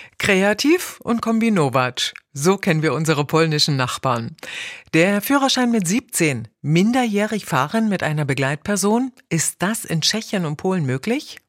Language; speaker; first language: German; native; German